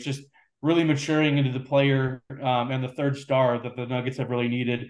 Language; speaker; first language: English; native; English